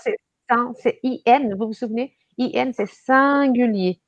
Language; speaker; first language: French; non-native, fluent; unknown